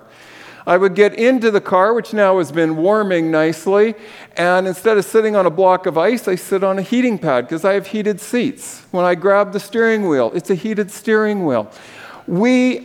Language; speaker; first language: English; native; English